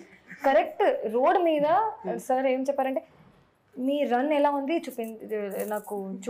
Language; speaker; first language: Telugu; non-native, fluent; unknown